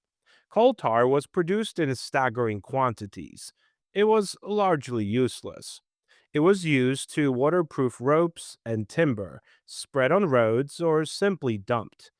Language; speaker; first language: English; native; English